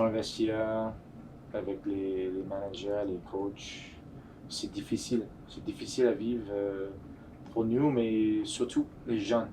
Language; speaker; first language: French; non-native, fluent; English